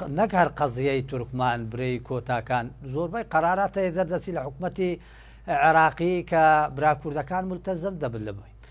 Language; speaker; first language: Central Kurdish; non-native, local second language; Turkish